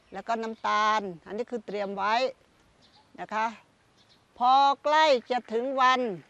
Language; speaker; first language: Thai; non-native, local second language; Khmer